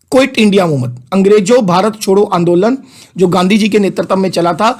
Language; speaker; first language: Hindi; non-native, local second language; Punjabi